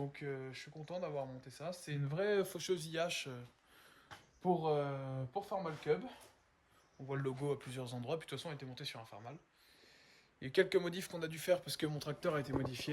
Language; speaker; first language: French; native; French